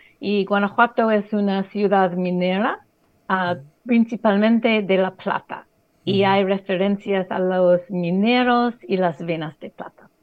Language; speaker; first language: Spanish; non-native, fluent; English